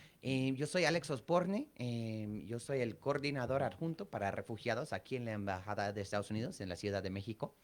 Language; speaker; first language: Spanish; non-native, fluent; English